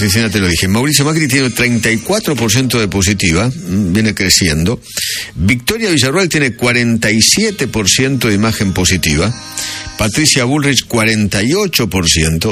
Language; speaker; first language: Spanish; native; Spanish